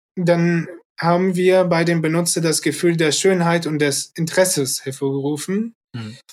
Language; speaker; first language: German; early bilingual, other home language; Arabic